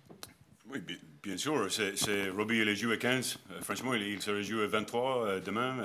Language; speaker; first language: French; non-native, learner; English